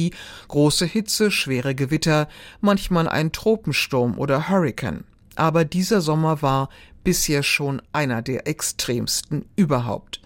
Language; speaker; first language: German; native; German